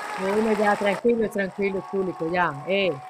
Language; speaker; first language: Spanish; native; Spanish